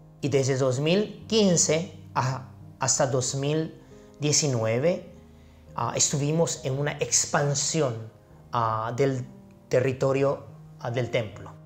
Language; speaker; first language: Spanish; non-native, fluent; Chinese